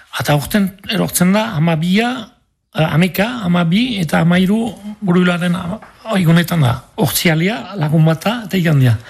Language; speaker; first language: Basque; native; Basque